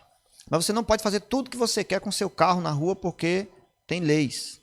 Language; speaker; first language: Portuguese; native; Portuguese